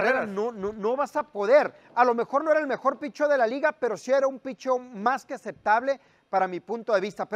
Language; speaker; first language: Spanish; native; Spanish